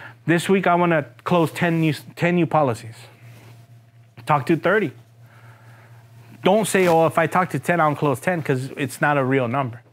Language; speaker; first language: English; early bilingual, other home language; Spanish